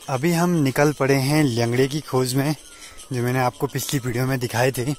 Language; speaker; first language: Hindi; native; Hindi